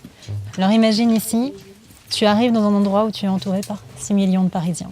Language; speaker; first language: French; native; French